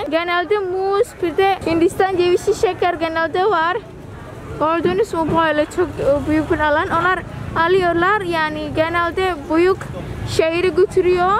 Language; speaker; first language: Turkish; non-native, learner; Javanese